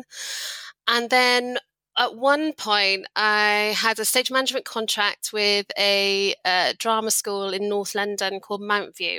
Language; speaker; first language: English; native; English